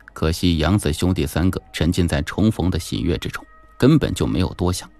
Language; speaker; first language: Chinese; native; Chinese